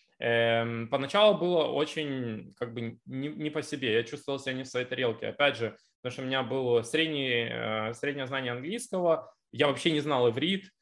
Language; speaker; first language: Russian; native; Russian